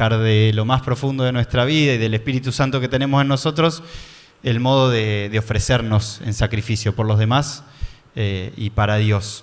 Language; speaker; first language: Spanish; native; Spanish